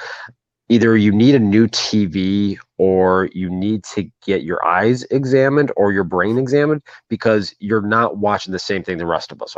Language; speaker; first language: English; native; English